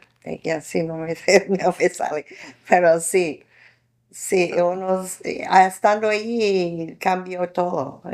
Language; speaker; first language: Spanish; non-native, fluent; English